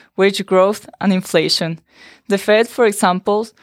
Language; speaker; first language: English; non-native, fluent; Spanish